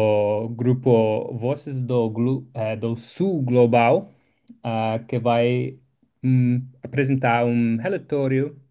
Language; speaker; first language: Portuguese; non-native, fluent; English